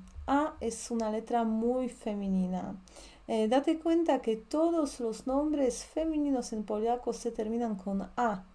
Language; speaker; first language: Spanish; non-native, fluent; Polish